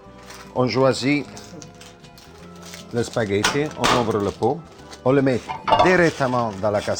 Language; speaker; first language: French; non-native, fluent; Italian